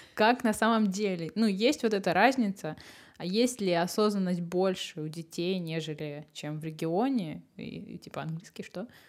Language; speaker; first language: Russian; native; Russian